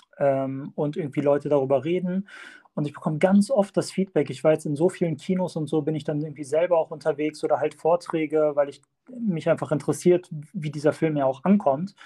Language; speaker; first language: German; early bilingual, other home language; Turkish